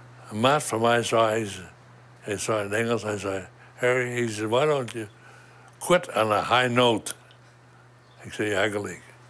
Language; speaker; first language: English; non-native, fluent; Western Frisian